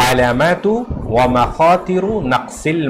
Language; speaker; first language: Arabic; non-native, fluent; Urdu